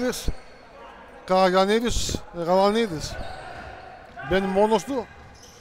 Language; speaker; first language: Greek; native; Greek